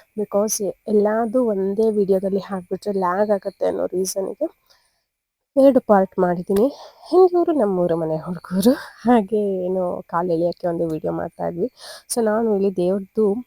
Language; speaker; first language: Kannada; non-native, local second language; Tulu